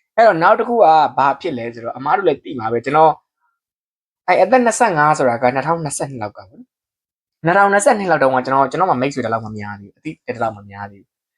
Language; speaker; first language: Burmese; native; Burmese